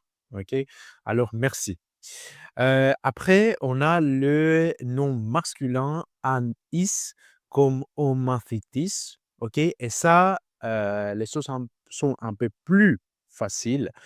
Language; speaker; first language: French; non-native, learner; Greek